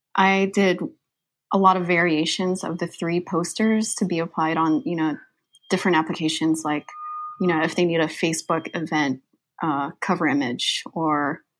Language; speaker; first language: English; native; English